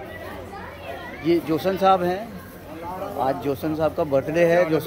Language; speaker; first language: Hindi; native; Hindi